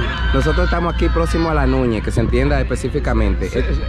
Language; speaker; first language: Spanish; native; Spanish